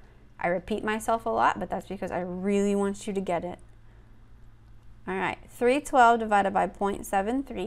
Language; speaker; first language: English; native; English